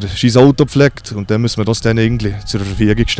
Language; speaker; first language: German; native; German